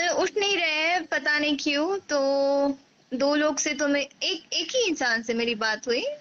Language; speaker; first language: Hindi; native; Hindi